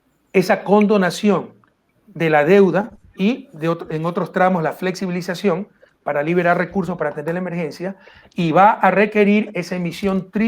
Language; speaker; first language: Spanish; native; Spanish